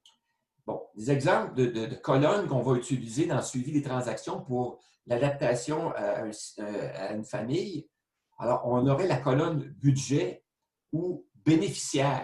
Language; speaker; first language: French; native; French